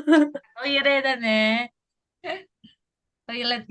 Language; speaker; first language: Japanese; non-native, fluent; Indonesian